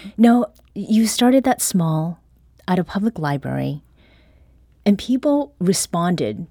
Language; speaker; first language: English; early bilingual, other home language; Korean